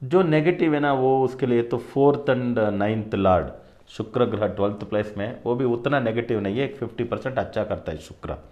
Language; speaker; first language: Hindi; non-native, local second language; Kannada